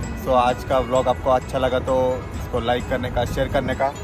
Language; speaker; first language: Hindi; non-native, local second language; Kannada